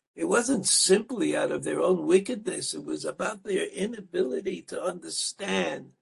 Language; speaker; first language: English; native; English